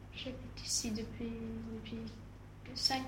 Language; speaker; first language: French; non-native, learner; Russian